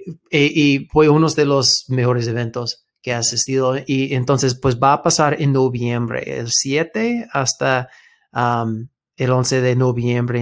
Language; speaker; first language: Spanish; non-native, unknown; English